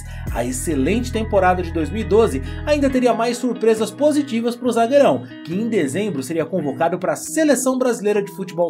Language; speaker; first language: Portuguese; native; Portuguese